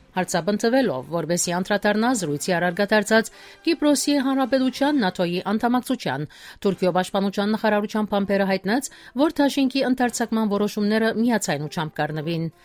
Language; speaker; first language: Armenian; early bilingual, heritage; Armenian